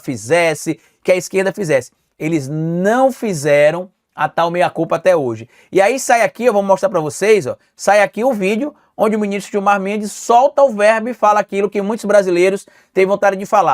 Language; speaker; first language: Portuguese; native; Portuguese